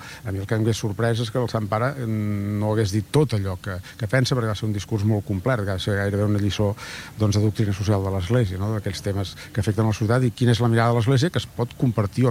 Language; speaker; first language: Catalan; native; Catalan